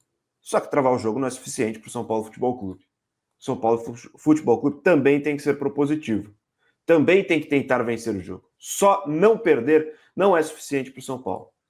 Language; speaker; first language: Portuguese; native; Portuguese